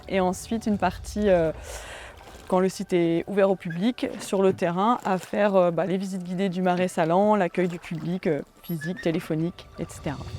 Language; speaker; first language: French; native; French